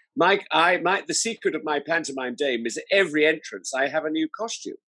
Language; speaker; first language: English; native; English